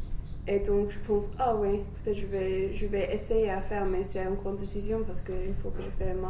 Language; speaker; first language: French; non-native, learner; English